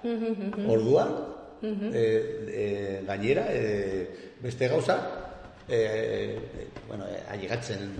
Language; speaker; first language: Basque; non-native, local second language; Spanish